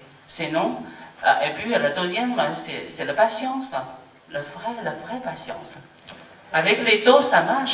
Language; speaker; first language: French; non-native, fluent; Chinese